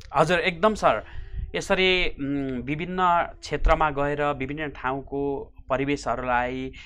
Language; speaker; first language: Nepali; native; Nepali